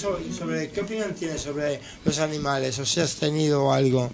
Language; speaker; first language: Spanish; native; Spanish